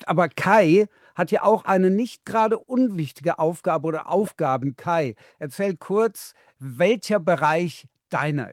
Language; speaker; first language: German; native; German